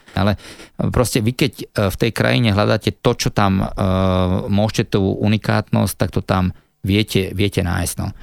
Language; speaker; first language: Slovak; native; Slovak